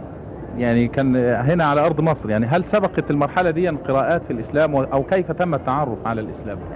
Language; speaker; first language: Arabic; native; Arabic